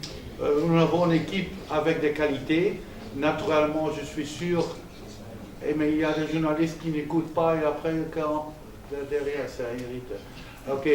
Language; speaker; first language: French; non-native, local second language; Dutch